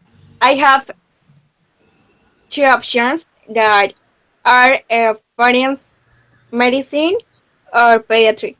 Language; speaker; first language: English; non-native, learner; Spanish